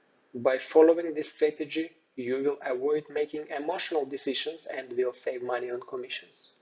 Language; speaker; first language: English; non-native, fluent; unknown